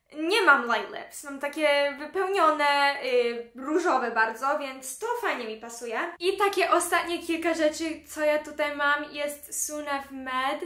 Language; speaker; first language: Polish; early bilingual, heritage; Polish